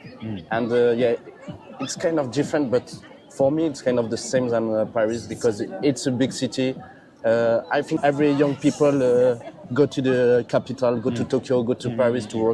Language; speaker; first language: English; non-native, fluent; French